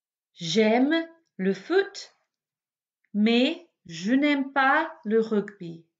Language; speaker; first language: French; non-native, fluent; English